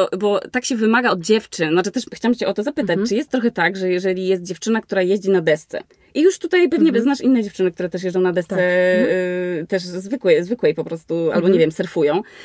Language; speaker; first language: Polish; native; Polish